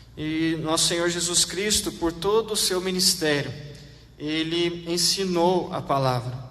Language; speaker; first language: Portuguese; native; Portuguese